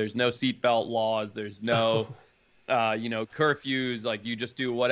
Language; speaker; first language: English; native; English